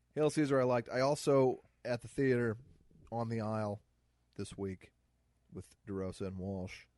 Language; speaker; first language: English; native; English